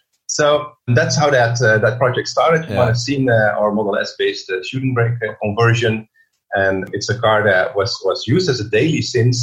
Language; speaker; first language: English; non-native, fluent; Dutch